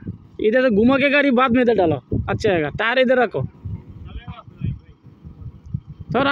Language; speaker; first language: Hindi; non-native, learner; Bangla